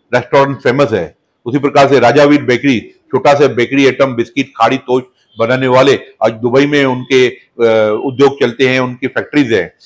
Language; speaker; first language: Hindi; non-native, local second language; Sindhi